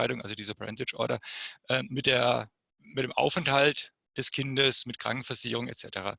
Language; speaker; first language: German; native; German